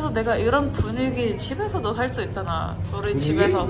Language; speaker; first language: Korean; non-native, fluent; Indonesian